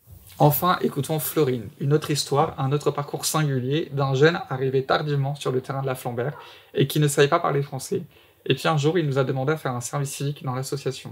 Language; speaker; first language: French; native; French